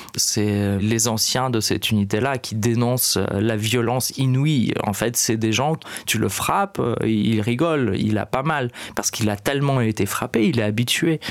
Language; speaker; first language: French; non-native, fluent; Russian